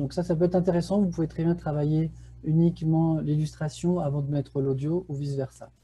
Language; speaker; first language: French; native; French